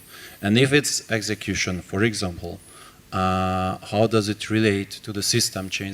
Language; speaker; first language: English; non-native, fluent; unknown